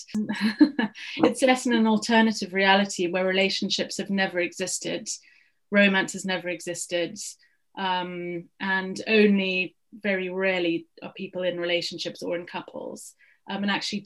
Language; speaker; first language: English; native; English